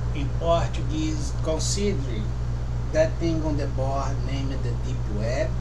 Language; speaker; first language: English; non-native, learner; Portuguese